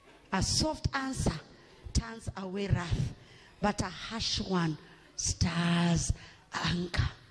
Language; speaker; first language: English; non-native, local second language; Swahili